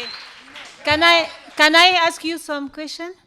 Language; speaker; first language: English; non-native, learner; French